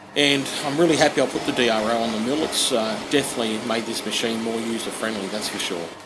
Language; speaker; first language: English; native; English